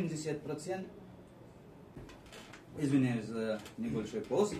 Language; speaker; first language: Russian; non-native, fluent; Marathi